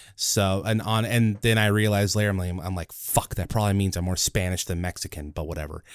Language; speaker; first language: English; early bilingual, other home language; Spanish